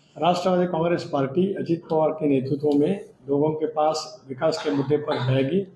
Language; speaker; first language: Hindi; non-native, local second language; Marathi